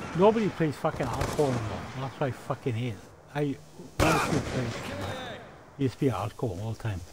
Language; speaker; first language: English; native; English